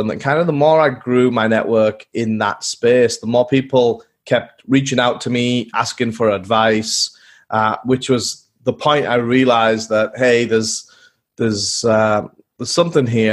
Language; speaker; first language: English; native; English